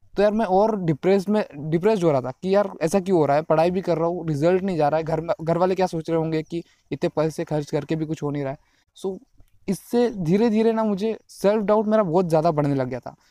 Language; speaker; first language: Hindi; non-native, local second language; Marathi